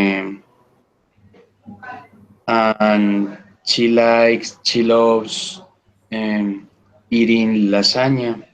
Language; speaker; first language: English; non-native, learner; Spanish